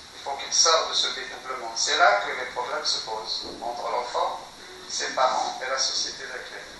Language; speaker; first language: French; non-native, local second language; Kabyle